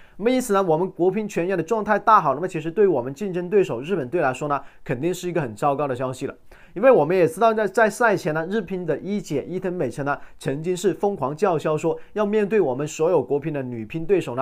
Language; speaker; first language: Chinese; native; Chinese